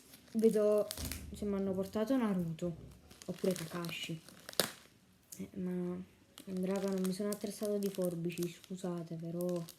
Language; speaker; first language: Italian; native; Italian